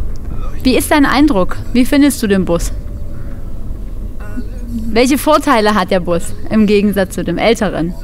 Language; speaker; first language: German; native; German